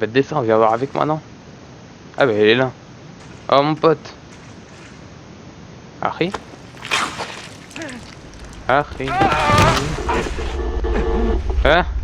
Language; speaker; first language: French; native; French